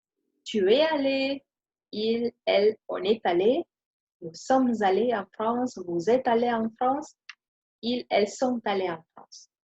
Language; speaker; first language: French; non-native, fluent; Spanish